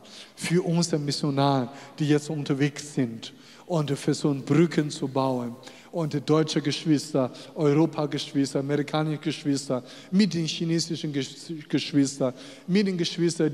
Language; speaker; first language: German; non-native, fluent; Chinese